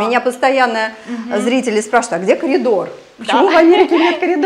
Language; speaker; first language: Russian; native; Russian